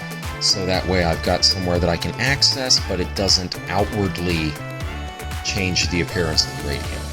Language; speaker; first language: English; native; English